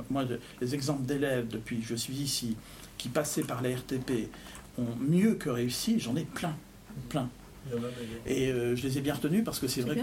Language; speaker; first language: French; native; French